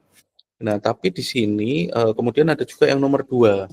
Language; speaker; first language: Indonesian; native; Indonesian